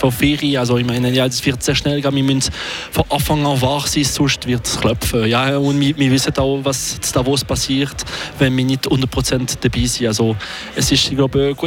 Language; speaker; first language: German; non-native, local second language; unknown